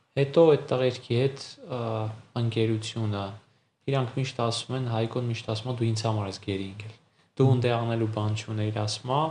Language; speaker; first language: Armenian; native; Armenian